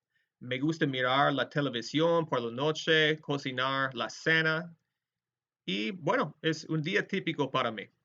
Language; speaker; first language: Spanish; non-native, fluent; English